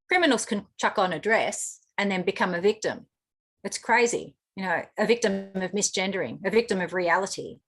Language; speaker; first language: English; native; English